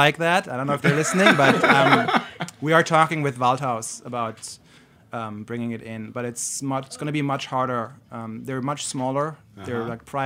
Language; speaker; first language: English; non-native, fluent; German